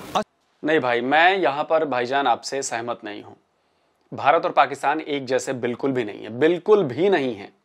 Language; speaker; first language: Hindi; native; Hindi